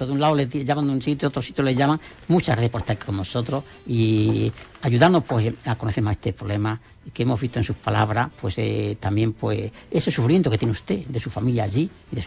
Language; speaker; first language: Spanish; native; Spanish